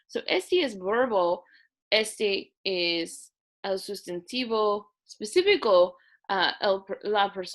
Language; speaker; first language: Spanish; non-native, learner; English